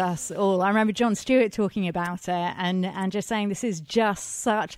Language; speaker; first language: English; native; English